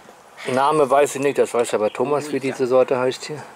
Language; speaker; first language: German; native; German